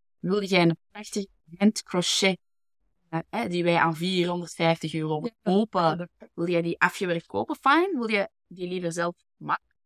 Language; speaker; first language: Dutch; native; Dutch